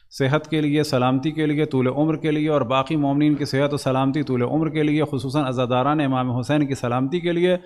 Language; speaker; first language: Urdu; native; Urdu